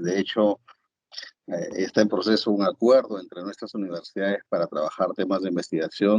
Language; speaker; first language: Spanish; native; Spanish